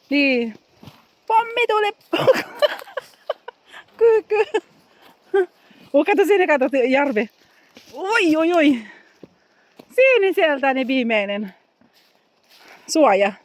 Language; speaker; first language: Finnish; non-native, learner; Filipino